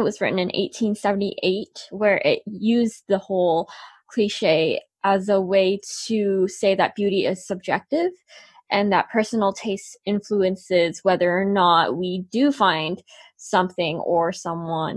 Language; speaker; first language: English; native; English